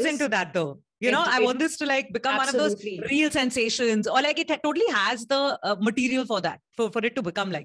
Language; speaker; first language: English; non-native, local second language; Hindi